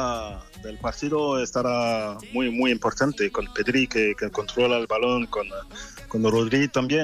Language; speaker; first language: Spanish; non-native, fluent; French